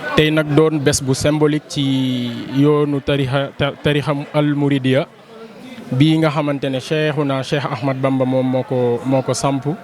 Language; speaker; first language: Wolof; native; Wolof